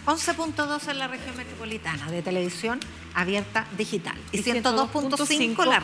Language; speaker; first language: Spanish; native; Spanish